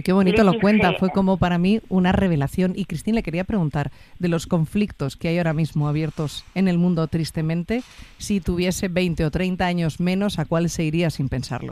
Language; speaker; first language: Spanish; native; Spanish